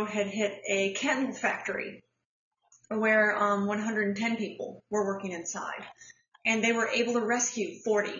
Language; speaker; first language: English; native; English